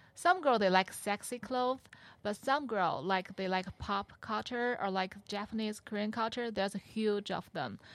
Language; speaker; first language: English; non-native, learner; Chinese